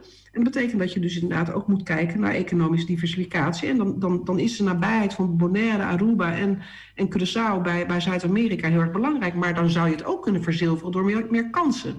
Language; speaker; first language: Dutch; native; Dutch